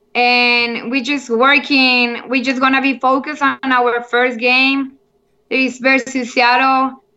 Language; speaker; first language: English; non-native, learner; Spanish